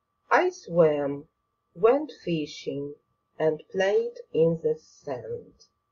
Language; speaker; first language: English; non-native, fluent; Ukrainian